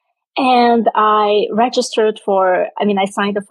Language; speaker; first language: English; non-native, local second language; Cantonese